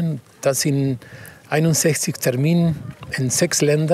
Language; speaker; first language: German; non-native, fluent; Spanish